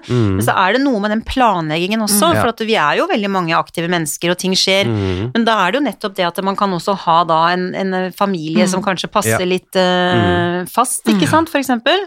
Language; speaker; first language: Norwegian; native; Norwegian